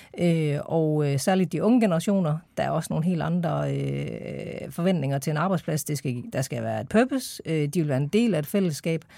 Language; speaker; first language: Danish; native; Danish